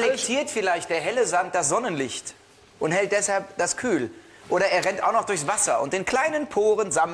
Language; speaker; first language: German; native; German